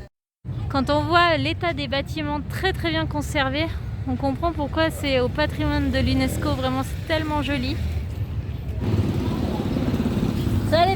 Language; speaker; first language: French; native; French